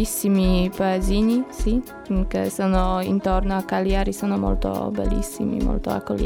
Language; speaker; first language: Italian; non-native, learner; Polish